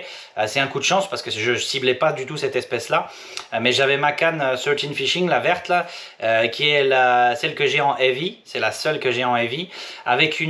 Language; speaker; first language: French; native; French